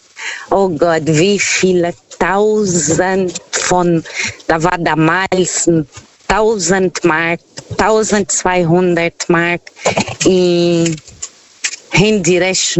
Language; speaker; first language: German; non-native, fluent; Portuguese